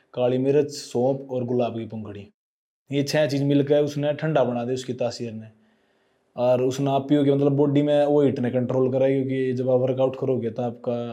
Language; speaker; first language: Hindi; native; Hindi